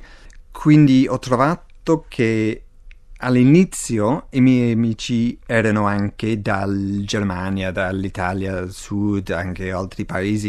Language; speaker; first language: Italian; non-native, fluent; English